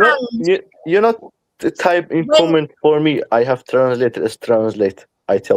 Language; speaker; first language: English; non-native, learner; Persian